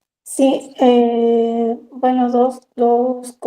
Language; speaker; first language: Spanish; native; Spanish